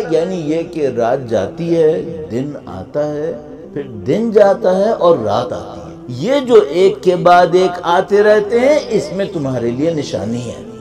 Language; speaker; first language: Urdu; native; Urdu